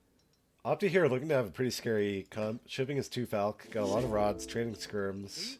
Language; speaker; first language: English; native; English